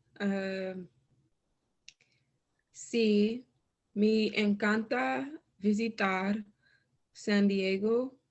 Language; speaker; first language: Spanish; non-native, learner; English